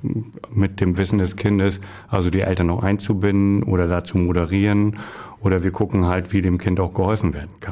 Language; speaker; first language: German; native; German